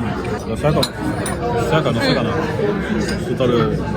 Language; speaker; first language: Japanese; non-native, fluent; French